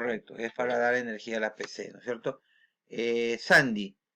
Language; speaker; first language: Spanish; native; Spanish